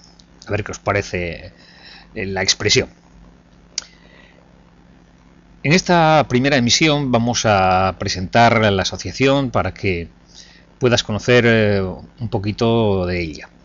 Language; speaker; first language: Spanish; native; Spanish